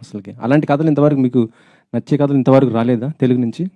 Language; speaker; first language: Telugu; native; Telugu